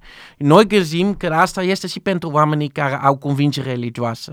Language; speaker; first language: Romanian; non-native, learner; Dutch